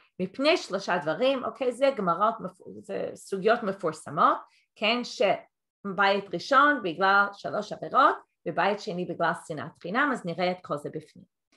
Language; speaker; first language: Hebrew; non-native, fluent; English